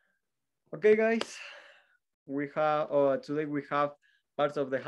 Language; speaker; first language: English; non-native, learner; Spanish